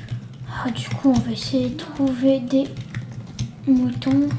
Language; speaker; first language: French; native; French